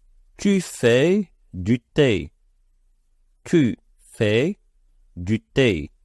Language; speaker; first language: French; non-native, fluent; Arabic